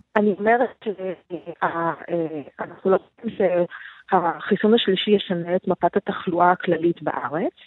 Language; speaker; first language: Hebrew; native; Hebrew